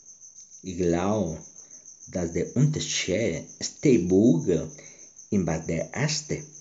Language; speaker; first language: German; non-native, learner; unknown